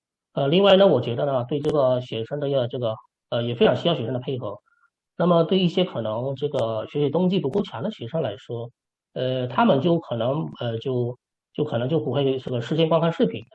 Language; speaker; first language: Chinese; native; Chinese